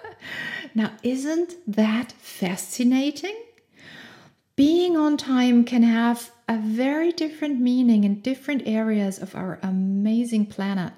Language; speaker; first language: English; non-native, fluent; German